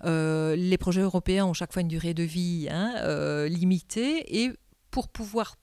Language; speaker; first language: French; native; French